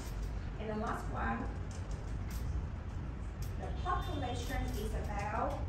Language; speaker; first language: English; non-native, learner; Vietnamese